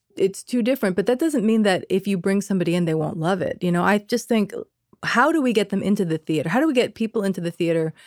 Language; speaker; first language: English; early bilingual, other home language; Spanish